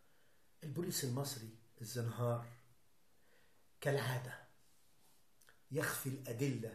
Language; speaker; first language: Arabic; native; Arabic